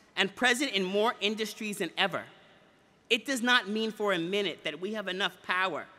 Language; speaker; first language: English; native; English